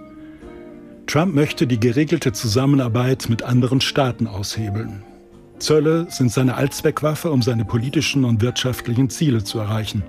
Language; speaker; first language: German; native; German